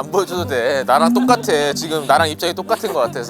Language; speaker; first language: Korean; native; Korean